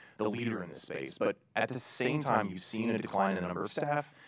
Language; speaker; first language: English; native; English